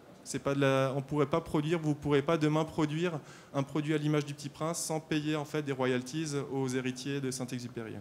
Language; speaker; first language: French; native; French